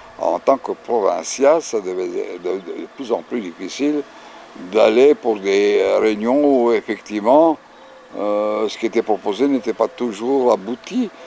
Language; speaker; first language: French; non-native, fluent; Bulgarian